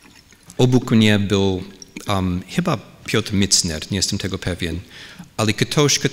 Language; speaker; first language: Polish; non-native, fluent; English